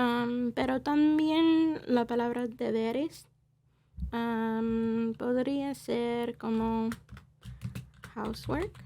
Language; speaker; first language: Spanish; non-native, learner; English